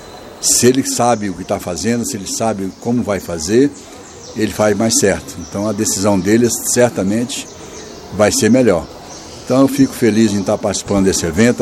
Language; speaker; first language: Portuguese; native; Portuguese